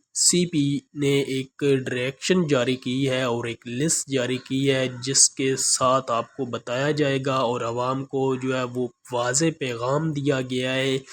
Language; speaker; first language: Urdu; non-native, local second language; Punjabi